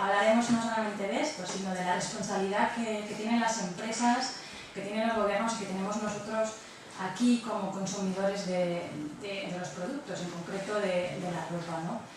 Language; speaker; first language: Spanish; non-native, local second language; Basque